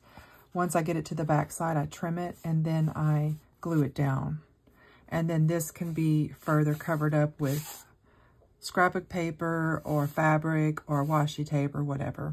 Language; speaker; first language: English; native; English